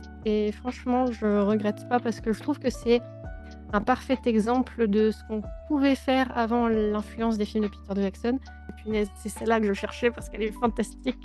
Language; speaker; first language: French; native; French